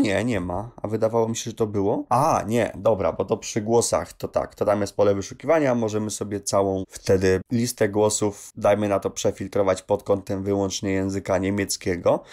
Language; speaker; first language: Polish; native; Polish